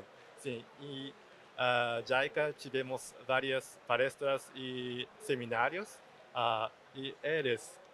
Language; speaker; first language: Portuguese; non-native, learner; Japanese